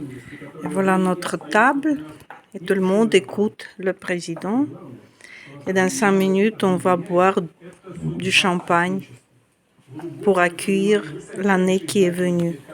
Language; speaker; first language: French; non-native, fluent; Russian